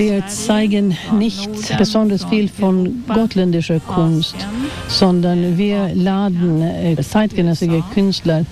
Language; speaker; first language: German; non-native, fluent; Swedish